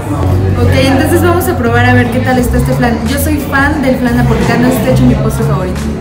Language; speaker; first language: Spanish; native; Spanish